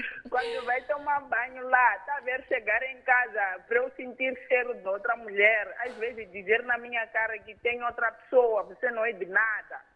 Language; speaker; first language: Portuguese; non-native, local second language; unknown